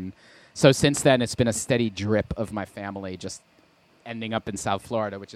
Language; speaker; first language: English; native; English